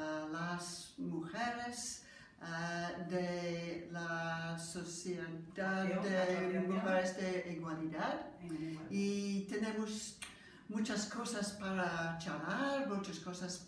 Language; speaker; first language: Spanish; non-native, learner; English